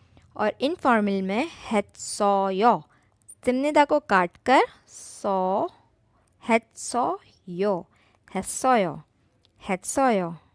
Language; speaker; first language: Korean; non-native, fluent; Urdu